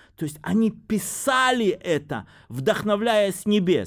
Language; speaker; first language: Russian; native; Russian